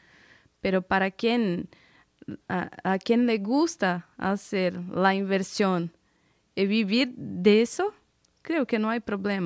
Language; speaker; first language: Spanish; non-native, fluent; Portuguese